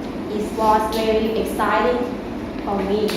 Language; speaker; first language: English; non-native, learner; Thai